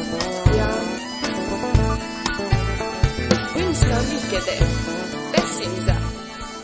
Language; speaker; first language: Norwegian; non-native, learner; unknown